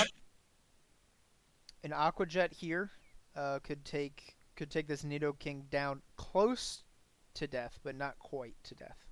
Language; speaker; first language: English; native; English